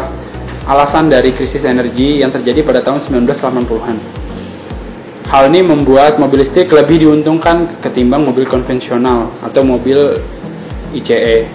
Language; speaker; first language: Indonesian; native; Indonesian